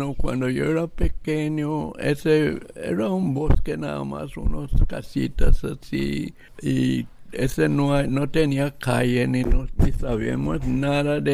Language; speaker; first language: Spanish; non-native, local second language; English